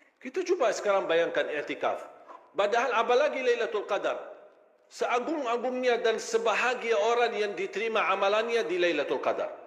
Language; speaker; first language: Malay; non-native, fluent; Arabic